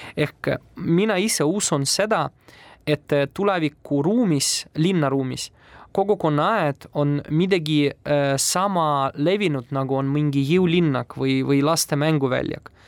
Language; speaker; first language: Estonian; non-native, local second language; Russian